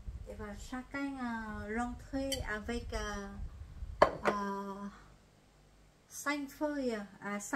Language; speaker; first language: French; non-native, fluent; Vietnamese